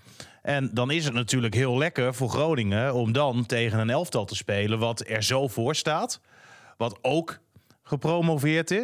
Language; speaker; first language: Dutch; native; Dutch